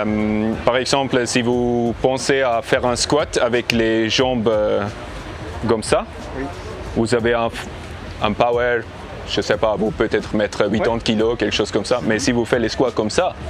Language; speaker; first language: French; non-native, learner; English